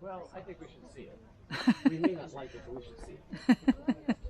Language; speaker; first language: English; native; English